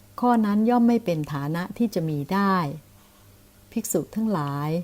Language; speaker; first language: Thai; native; Thai